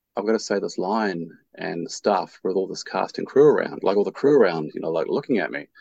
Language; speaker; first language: English; native; English